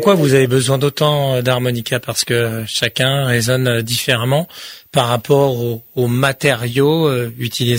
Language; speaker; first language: French; native; French